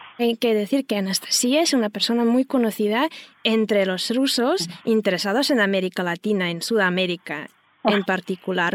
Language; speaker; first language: Spanish; non-native, fluent; Russian